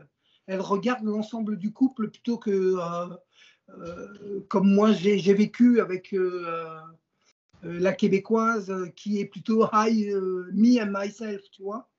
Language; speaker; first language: French; native; French